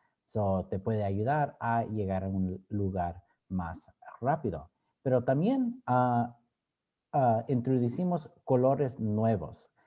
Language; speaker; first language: Spanish; early bilingual, other home language; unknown